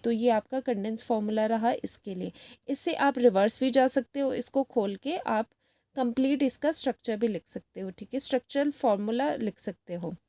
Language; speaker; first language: Hindi; native; Hindi